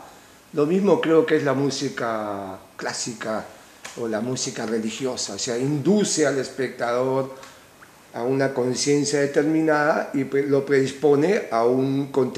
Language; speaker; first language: Spanish; native; Spanish